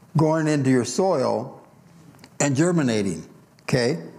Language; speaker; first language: English; native; English